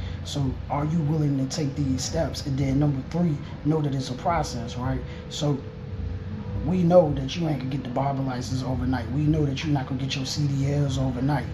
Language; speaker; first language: English; native; English